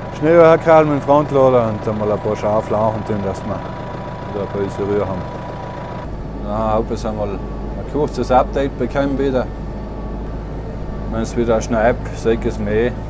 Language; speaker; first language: German; native; German